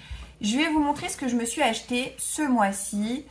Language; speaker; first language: French; native; French